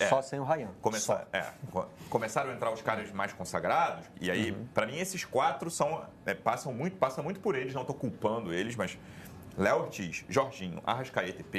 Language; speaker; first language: Portuguese; native; Portuguese